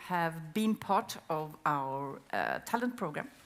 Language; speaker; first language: English; non-native, fluent; Swedish